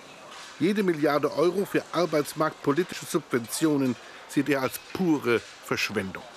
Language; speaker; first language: German; native; German